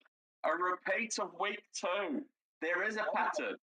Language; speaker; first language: English; native; English